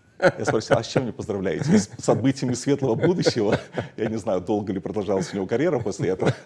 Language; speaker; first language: Russian; native; Russian